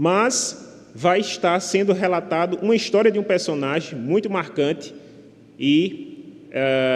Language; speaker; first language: Portuguese; native; Portuguese